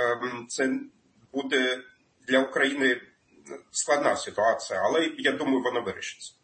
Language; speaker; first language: Ukrainian; non-native, fluent; German